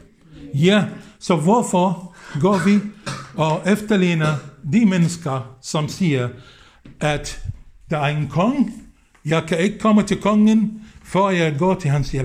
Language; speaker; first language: Danish; non-native, fluent; Arabic